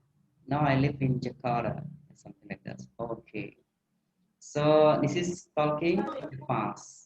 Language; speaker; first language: English; non-native, fluent; Indonesian